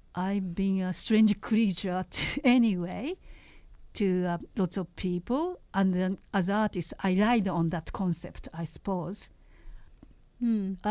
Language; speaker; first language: English; non-native, fluent; Japanese